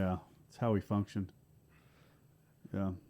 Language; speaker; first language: English; native; English